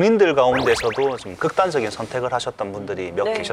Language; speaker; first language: Korean; native; Korean